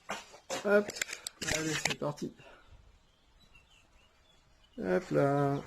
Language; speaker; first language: French; native; French